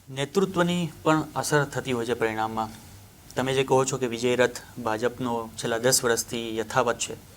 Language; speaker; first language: Gujarati; native; Gujarati